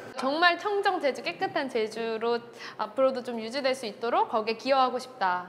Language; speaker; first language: Korean; native; Korean